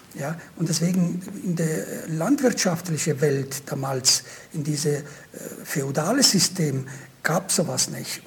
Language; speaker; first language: German; non-native, fluent; Italian